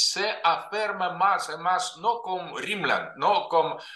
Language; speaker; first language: Spanish; non-native, fluent; Russian